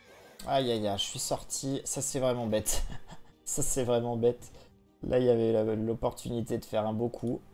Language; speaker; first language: French; native; French